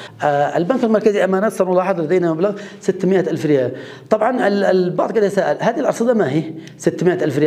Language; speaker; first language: Arabic; native; Arabic